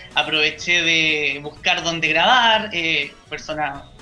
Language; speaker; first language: Spanish; native; Spanish